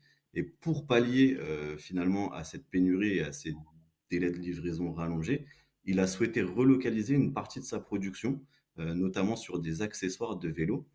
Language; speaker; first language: French; native; French